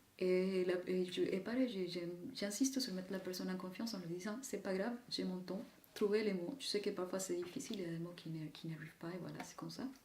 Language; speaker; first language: French; non-native, fluent; Spanish